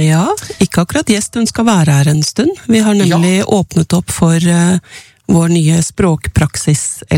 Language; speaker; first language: Norwegian; native; Norwegian